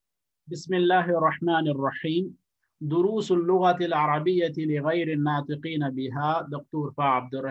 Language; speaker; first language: Arabic; non-native, fluent; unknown